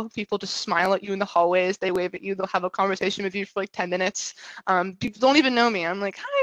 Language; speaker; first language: English; native; English